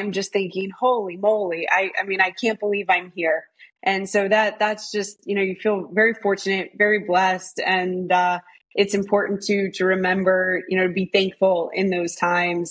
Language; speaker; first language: English; native; English